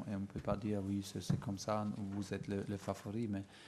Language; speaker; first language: French; non-native, fluent; German